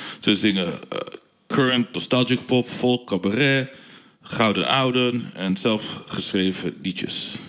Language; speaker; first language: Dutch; early bilingual, heritage; Dutch